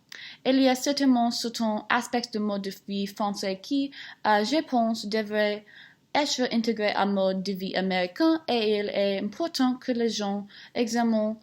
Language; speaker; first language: French; non-native, learner; English